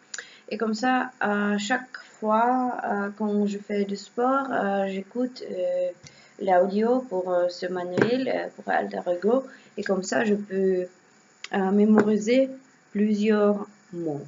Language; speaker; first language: French; non-native, learner; Russian